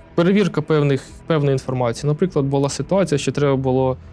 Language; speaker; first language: Ukrainian; native; Ukrainian